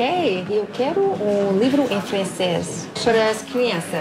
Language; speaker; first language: Portuguese; non-native, learner; French